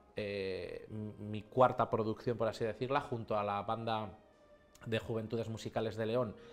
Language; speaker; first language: Spanish; native; Spanish